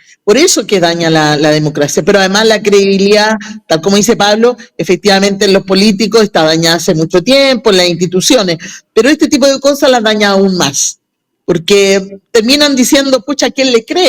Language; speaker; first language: Spanish; native; Spanish